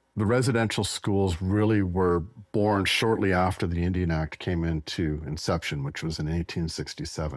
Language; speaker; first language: English; native; English